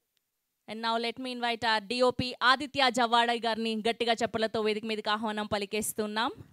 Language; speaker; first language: Telugu; native; Telugu